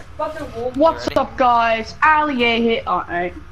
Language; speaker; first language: English; native; English